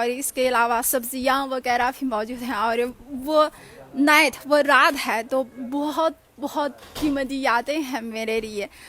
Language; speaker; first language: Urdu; non-native, fluent; Chinese